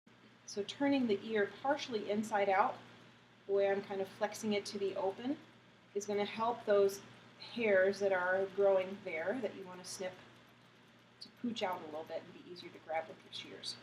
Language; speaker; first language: English; native; English